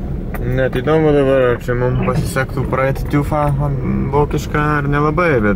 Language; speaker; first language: Lithuanian; native; Lithuanian